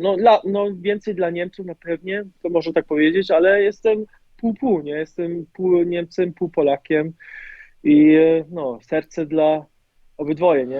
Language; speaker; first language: Polish; early bilingual, heritage; German